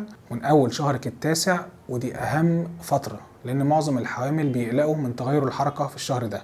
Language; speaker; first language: Arabic; native; Arabic